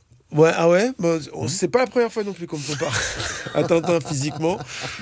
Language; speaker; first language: French; native; French